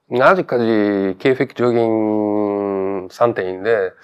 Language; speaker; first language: Korean; non-native, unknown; Japanese